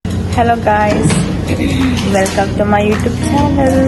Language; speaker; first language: English; non-native, learner; Kannada